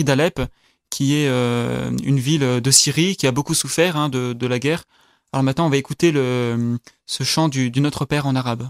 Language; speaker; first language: French; native; French